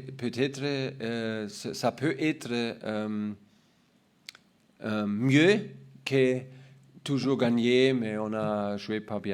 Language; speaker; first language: French; non-native, learner; German